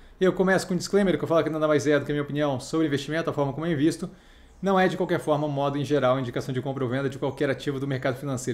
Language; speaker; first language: Portuguese; native; Portuguese